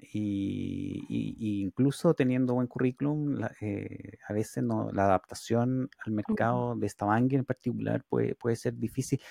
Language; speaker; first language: Spanish; native; Spanish